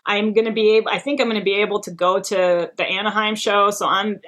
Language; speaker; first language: English; non-native, fluent; Hebrew